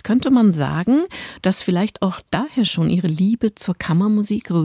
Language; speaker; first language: German; native; German